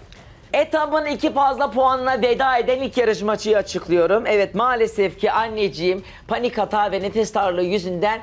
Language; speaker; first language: Turkish; native; Turkish